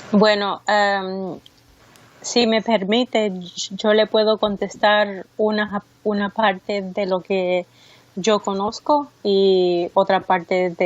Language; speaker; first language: Spanish; early bilingual, heritage; Spanish